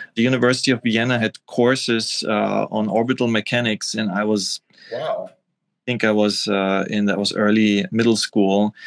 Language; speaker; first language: English; non-native, fluent; German